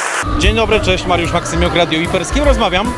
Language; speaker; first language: Polish; native; Polish